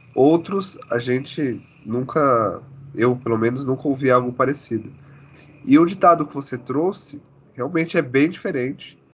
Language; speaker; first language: Portuguese; native; Portuguese